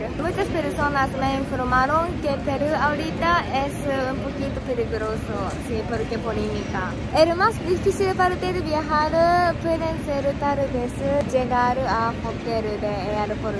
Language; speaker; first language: Spanish; non-native, learner; Japanese